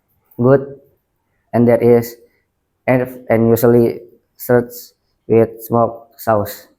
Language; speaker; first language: English; non-native, learner; Indonesian